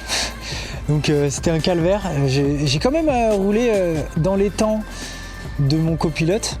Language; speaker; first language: French; native; French